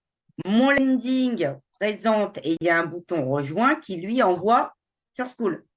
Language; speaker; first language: French; native; French